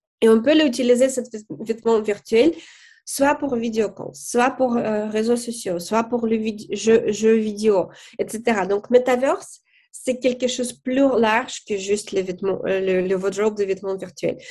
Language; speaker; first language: French; non-native, fluent; Russian